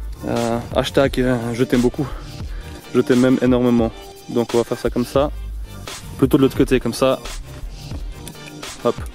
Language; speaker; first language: French; native; French